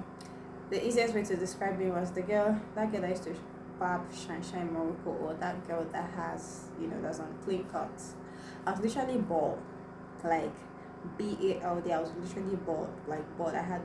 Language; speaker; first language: English; non-native, local second language; Igbo